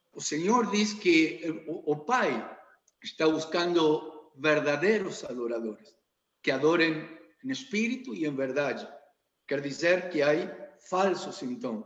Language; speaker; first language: Portuguese; non-native, learner; Spanish